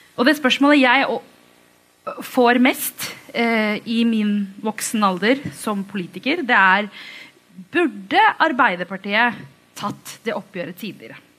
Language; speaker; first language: Norwegian; early bilingual, other home language; Tamil